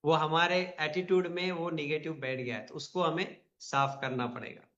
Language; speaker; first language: Hindi; non-native, local second language; Telugu